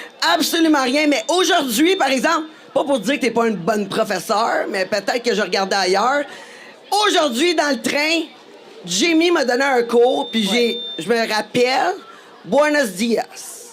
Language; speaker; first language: French; native; French